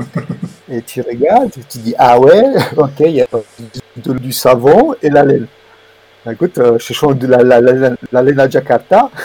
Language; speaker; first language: French; non-native, fluent; Romanian